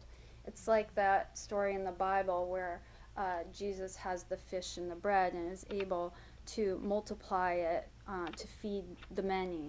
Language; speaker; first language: English; native; English